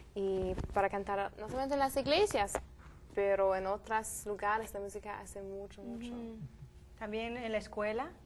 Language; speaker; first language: Spanish; non-native, learner; French